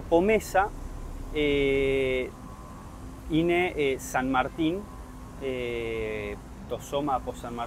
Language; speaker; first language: Greek; early bilingual, heritage; Spanish